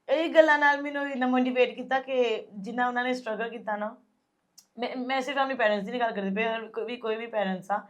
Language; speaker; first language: Punjabi; early bilingual, heritage; Punjabi